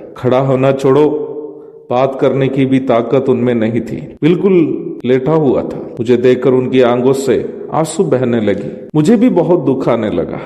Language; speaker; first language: Hindi; non-native, local second language; Malayalam